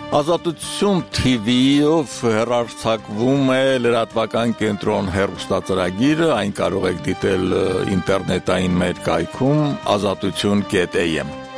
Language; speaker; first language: Armenian; native; Armenian